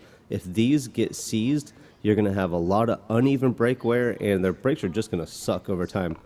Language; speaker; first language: English; native; English